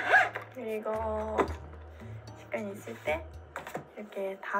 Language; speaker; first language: Korean; non-native, fluent; Japanese